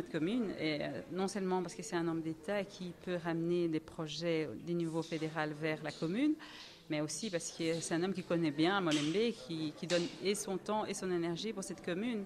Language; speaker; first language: French; early bilingual, other home language; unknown